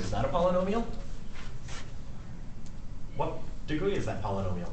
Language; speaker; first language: English; native; English